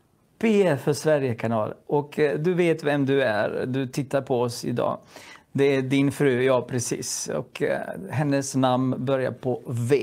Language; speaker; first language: Swedish; non-native, fluent; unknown